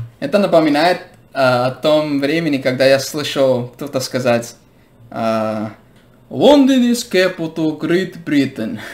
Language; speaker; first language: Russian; non-native, fluent; English